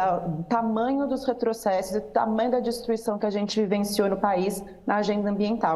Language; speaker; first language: Portuguese; native; Portuguese